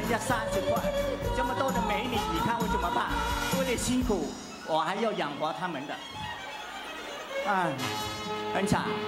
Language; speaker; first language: Chinese; early bilingual, heritage; Chinese